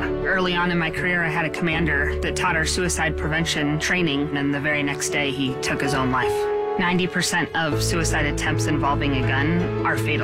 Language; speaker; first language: English; native; English